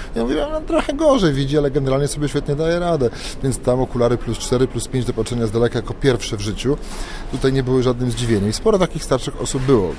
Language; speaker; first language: Polish; native; Polish